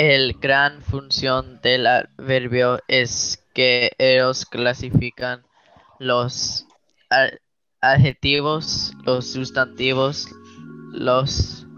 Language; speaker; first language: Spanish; early bilingual, heritage; Spanish